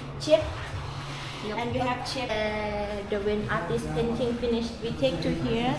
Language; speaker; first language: English; non-native, learner; Thai